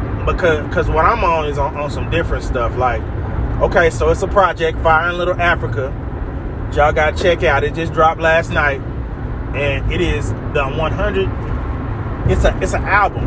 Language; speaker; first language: English; native; English